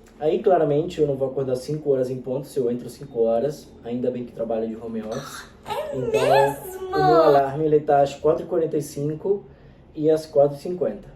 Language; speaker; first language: Portuguese; non-native, fluent; Spanish